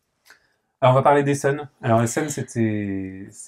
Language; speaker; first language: French; native; French